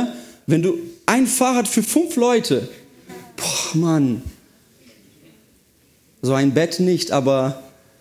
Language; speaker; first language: German; non-native, fluent; Portuguese